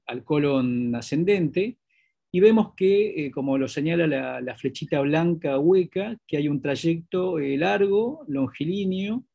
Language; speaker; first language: Spanish; native; Spanish